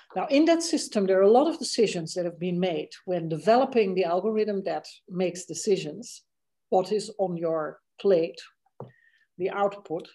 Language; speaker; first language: English; non-native, fluent; Dutch